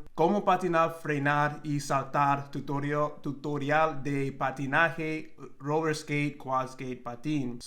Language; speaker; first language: Spanish; non-native, learner; English